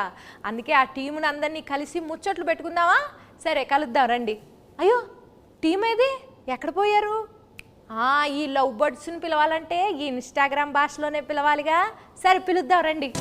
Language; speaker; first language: Telugu; native; Telugu